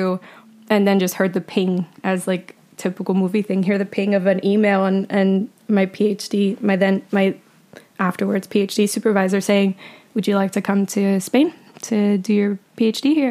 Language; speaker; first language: English; early bilingual, other home language; Spanish